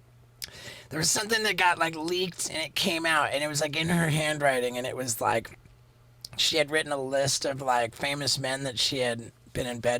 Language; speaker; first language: English; native; English